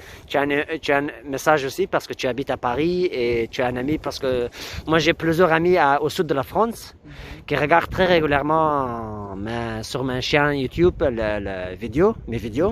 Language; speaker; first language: French; non-native, fluent; Persian